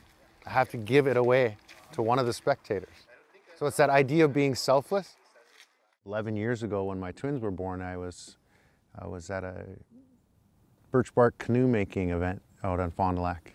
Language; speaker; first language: English; native; English